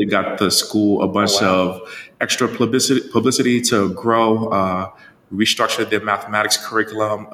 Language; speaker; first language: English; early bilingual, other home language; Haitian Creole